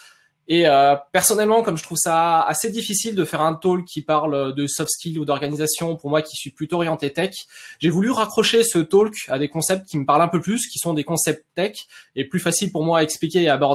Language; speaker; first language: French; native; French